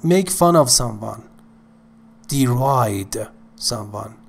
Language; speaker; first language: English; non-native, fluent; Persian